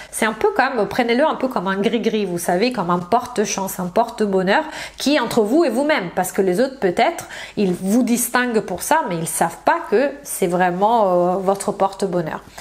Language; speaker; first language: French; non-native, fluent; Italian